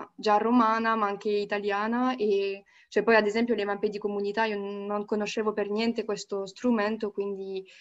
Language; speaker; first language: Italian; non-native, fluent; French